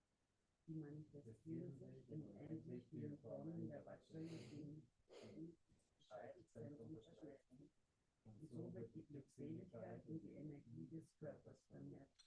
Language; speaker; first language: German; native; German